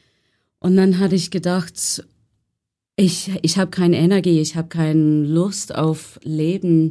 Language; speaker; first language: German; non-native, learner; English